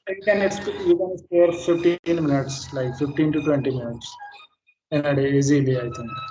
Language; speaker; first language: English; non-native, fluent; Hindi